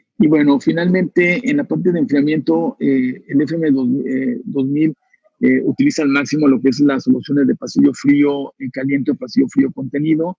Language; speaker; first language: Spanish; native; Spanish